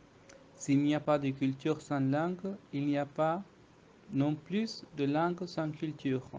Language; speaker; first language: French; non-native, fluent; Spanish